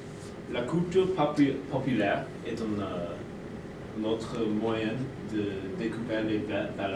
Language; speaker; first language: French; non-native, learner; English